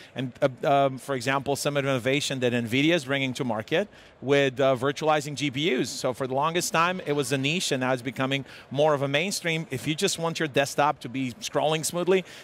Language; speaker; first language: English; non-native, fluent; Serbian